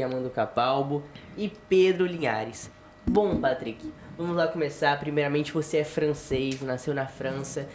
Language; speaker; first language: Portuguese; native; Portuguese